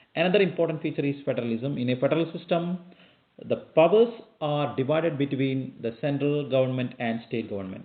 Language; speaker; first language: English; non-native, local second language; Malayalam